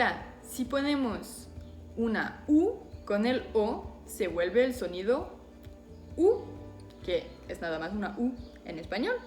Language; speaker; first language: Spanish; non-native, fluent; French